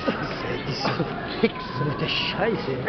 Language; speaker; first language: German; non-native, learner; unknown